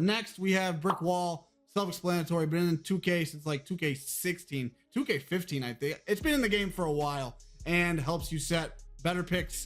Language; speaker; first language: English; native; English